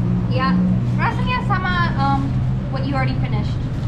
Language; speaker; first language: English; native; English